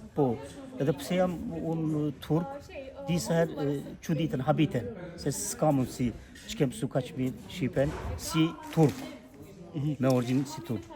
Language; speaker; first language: Albanian; non-native, fluent; Turkish